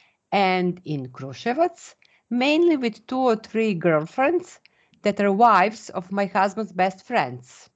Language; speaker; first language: English; non-native, fluent; Serbian